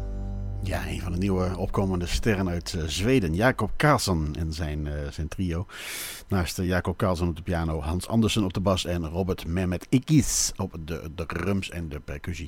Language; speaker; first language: Dutch; native; Dutch